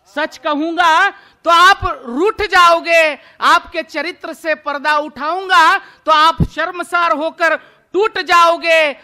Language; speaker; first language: Hindi; non-native, local second language; Marathi